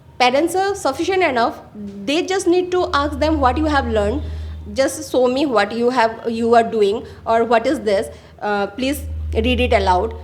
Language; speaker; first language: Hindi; non-native, local second language; Assamese